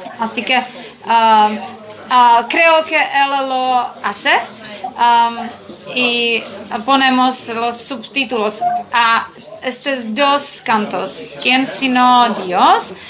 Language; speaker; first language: Spanish; non-native, learner; Czech